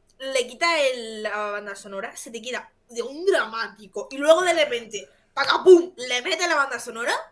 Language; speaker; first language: Spanish; native; Spanish